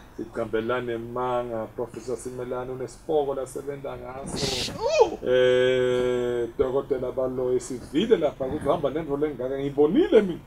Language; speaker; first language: Zulu; non-native, local second language; Swati